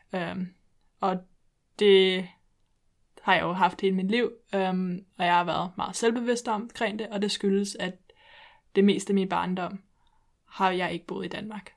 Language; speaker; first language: Danish; early bilingual, heritage; Danish